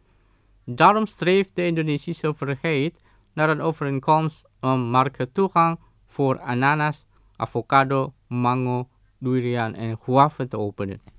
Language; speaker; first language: Dutch; non-native, fluent; Indonesian